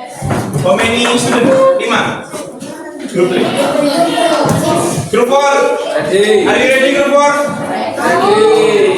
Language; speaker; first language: English; non-native, fluent; Indonesian